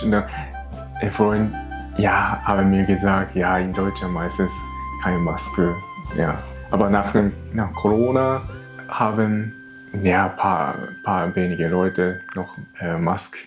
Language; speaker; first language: German; non-native, fluent; Japanese